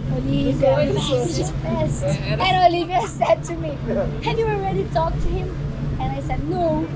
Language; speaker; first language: English; non-native, fluent; Portuguese